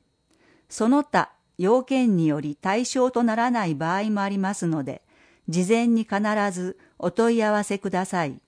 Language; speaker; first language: Japanese; native; Japanese